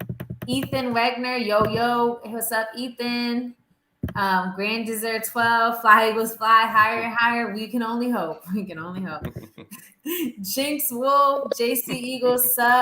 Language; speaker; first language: English; native; English